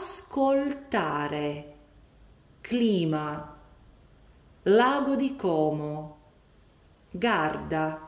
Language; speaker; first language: Italian; non-native, fluent; Latvian